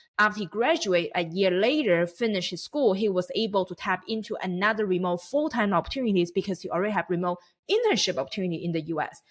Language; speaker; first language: English; non-native, fluent; Chinese